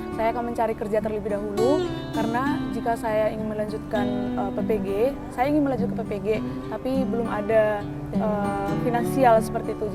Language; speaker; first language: Indonesian; non-native, local second language; Batak Toba